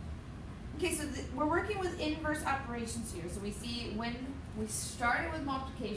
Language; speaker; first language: English; native; English